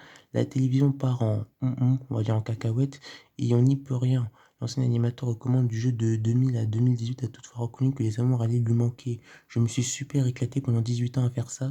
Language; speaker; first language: French; native; French